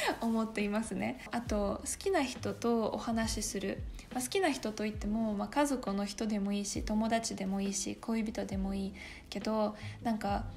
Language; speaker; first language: Japanese; non-native, fluent; Russian